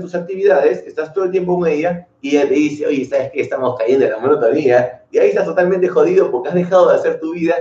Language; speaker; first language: Spanish; native; Spanish